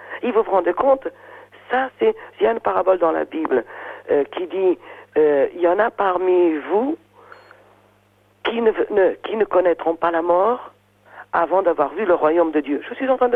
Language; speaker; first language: French; non-native, fluent; Portuguese